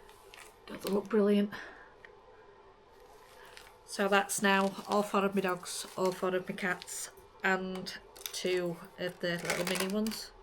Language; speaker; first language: English; native; English